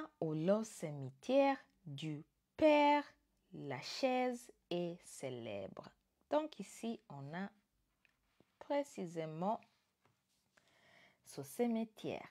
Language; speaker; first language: French; non-native, fluent; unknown